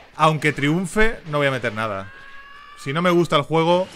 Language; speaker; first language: Spanish; native; Spanish